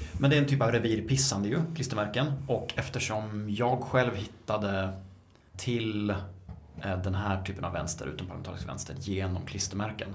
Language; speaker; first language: Swedish; native; Swedish